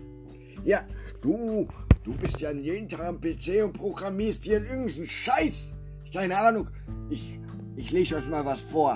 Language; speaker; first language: German; native; German